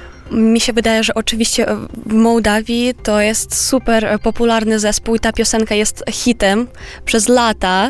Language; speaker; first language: Polish; non-native, fluent; Romanian